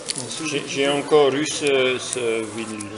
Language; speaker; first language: French; non-native, local second language; Dutch